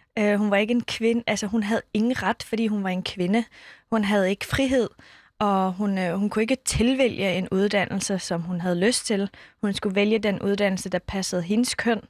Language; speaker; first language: Danish; early bilingual, other home language; Kurdish